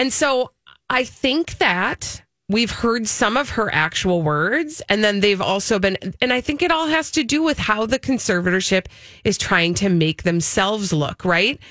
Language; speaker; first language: English; native; English